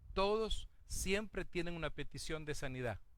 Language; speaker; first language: Spanish; native; Spanish